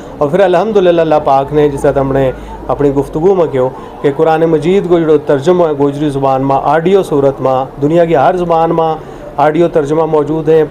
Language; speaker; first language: Urdu; non-native, local second language; Gujari